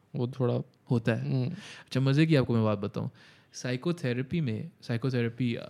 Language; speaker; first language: Urdu; native; Urdu